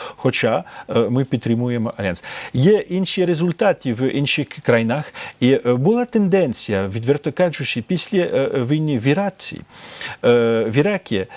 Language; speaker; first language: Ukrainian; non-native, fluent; French